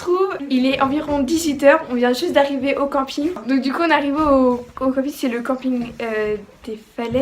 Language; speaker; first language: French; native; French